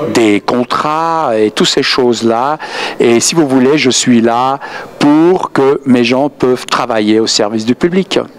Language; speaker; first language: French; native; French